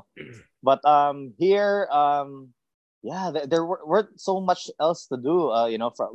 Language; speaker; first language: English; non-native, local second language; Cebuano